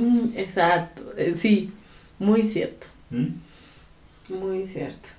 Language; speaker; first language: Spanish; native; Spanish